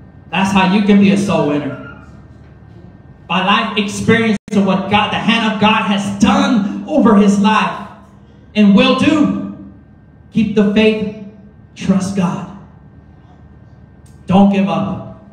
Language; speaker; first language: English; early bilingual, other home language; Spanish